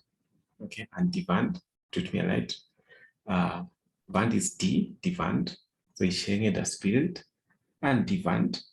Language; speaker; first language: German; non-native, fluent; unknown